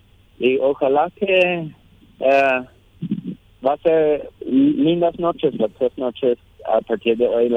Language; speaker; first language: Spanish; non-native, local second language; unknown